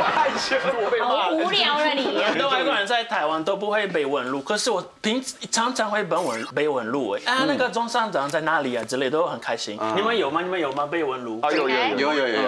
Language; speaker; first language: Chinese; non-native, fluent; Portuguese